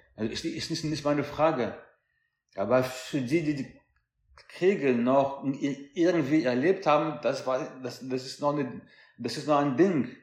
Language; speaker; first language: German; non-native, fluent; French